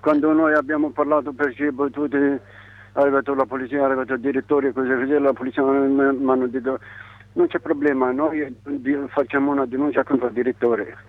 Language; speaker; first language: Italian; non-native, learner; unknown